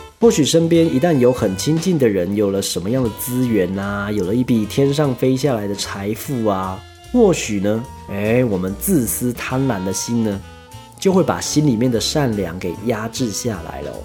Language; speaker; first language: Chinese; native; Chinese